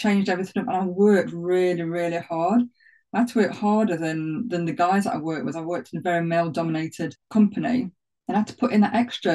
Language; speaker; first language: English; native; English